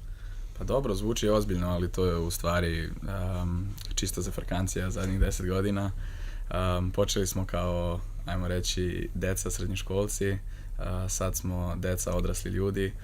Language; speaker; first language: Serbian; non-native, fluent; Slovenian